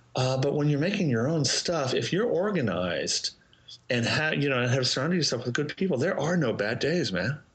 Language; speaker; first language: English; native; English